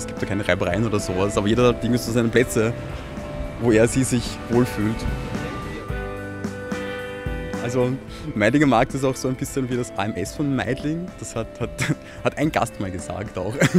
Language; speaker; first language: German; native; German